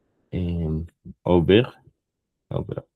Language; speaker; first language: French; non-native, learner; Spanish